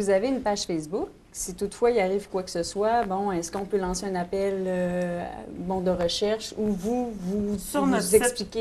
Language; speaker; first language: French; native; French